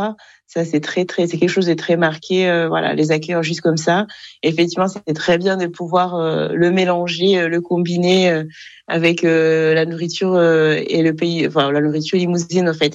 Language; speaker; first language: French; non-native, local second language; Kinyarwanda